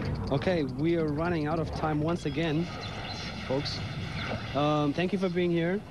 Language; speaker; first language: English; non-native, fluent; German